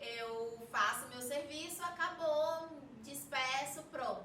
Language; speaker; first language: Portuguese; native; Portuguese